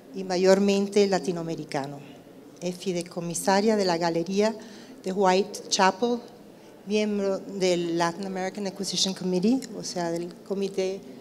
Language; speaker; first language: Spanish; native; Spanish